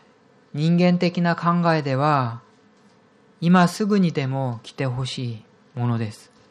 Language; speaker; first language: Japanese; non-native, fluent; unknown